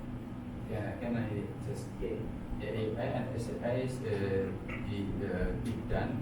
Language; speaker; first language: English; non-native, learner; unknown